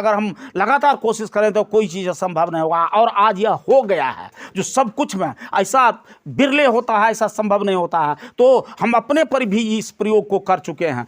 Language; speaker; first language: Hindi; native; Hindi